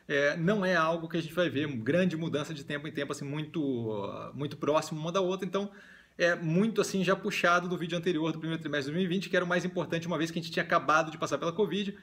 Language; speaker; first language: Portuguese; native; Portuguese